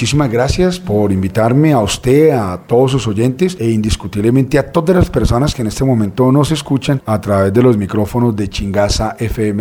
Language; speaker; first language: Spanish; native; Spanish